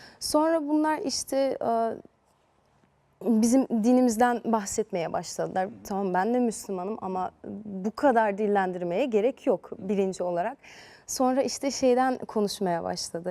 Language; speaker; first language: Turkish; early bilingual, heritage; Turkish